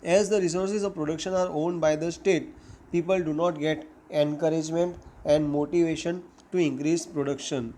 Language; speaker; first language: English; non-native, local second language; Gujarati